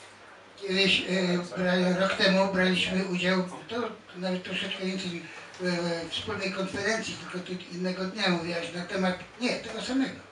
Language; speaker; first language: Polish; native; Polish